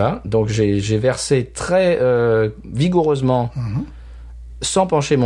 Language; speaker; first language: French; native; French